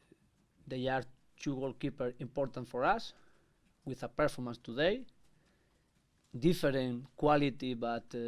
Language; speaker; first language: English; non-native, learner; Spanish